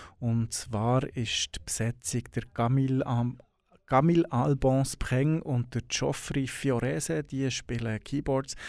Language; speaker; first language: German; native; German